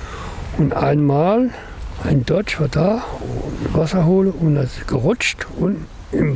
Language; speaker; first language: German; non-native, learner; French